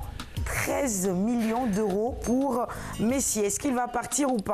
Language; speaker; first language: French; non-native, local second language; Wolof